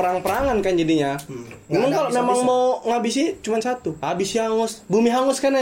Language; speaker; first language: Indonesian; native; Indonesian